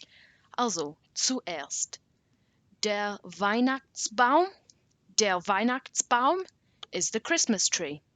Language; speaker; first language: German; non-native, learner; English